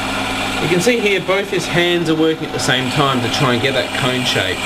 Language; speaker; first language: English; native; English